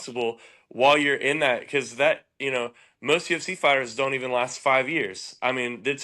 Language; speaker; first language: English; native; English